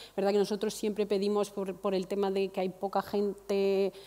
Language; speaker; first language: Spanish; non-native, fluent; Arabic